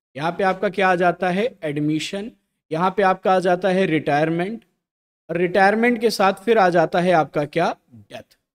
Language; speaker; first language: Hindi; native; Hindi